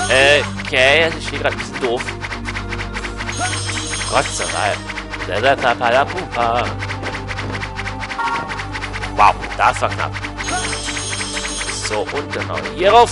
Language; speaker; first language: German; native; German